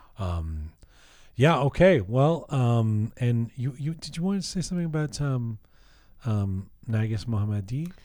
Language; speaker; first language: English; early bilingual, other home language; Persian